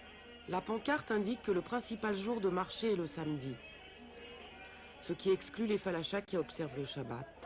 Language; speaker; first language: French; native; French